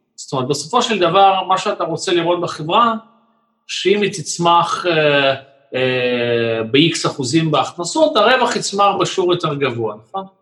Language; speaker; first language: Hebrew; non-native, fluent; Russian